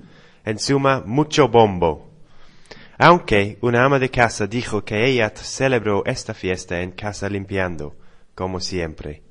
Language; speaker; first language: Spanish; non-native, learner; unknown